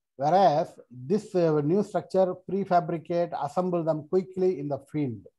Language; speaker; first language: English; non-native, local second language; Tamil